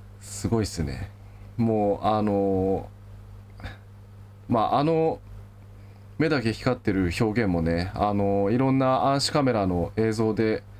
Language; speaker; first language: Japanese; native; Japanese